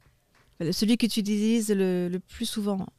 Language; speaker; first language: French; native; French